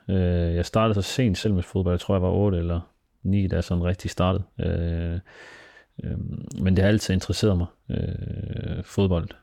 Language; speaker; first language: Danish; early bilingual, other home language; Somali